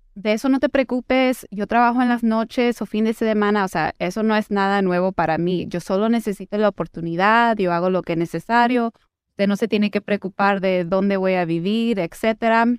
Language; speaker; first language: Spanish; early bilingual, heritage; Spanish